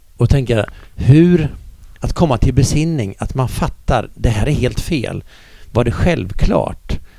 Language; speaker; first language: Swedish; native; Swedish